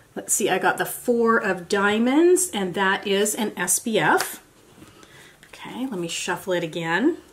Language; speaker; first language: English; native; English